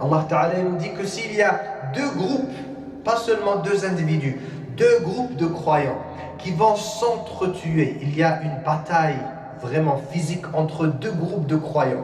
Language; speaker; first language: French; non-native, local second language; Arabic